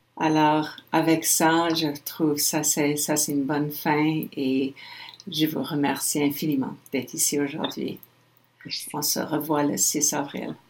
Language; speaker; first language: French; non-native, local second language; English